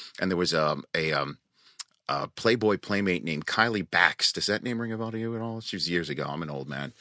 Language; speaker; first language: English; native; English